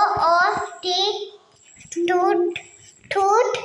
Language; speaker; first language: English; non-native, learner; Malayalam